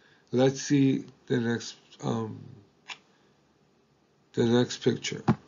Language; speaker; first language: English; non-native, local second language; Spanish